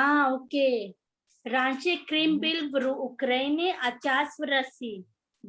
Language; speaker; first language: Russian; non-native, fluent; Hindi